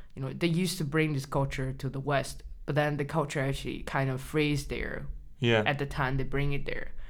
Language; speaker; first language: English; non-native, learner; Chinese